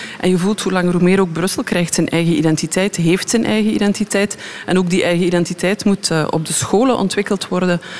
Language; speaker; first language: Dutch; native; Dutch